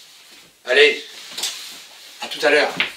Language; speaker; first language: French; native; French